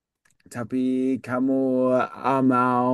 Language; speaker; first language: Indonesian; non-native, learner; English